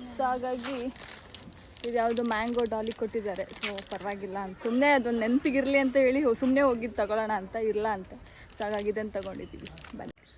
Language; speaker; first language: Kannada; non-native, local second language; Konkani